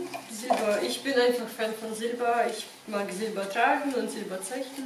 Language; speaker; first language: German; non-native, fluent; Romanian